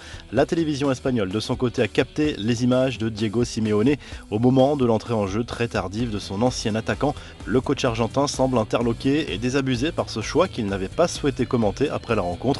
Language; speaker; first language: French; native; French